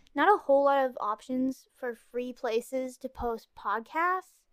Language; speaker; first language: English; native; English